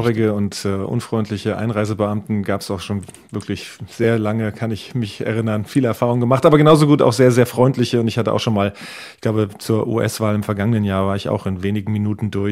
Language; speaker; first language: German; native; German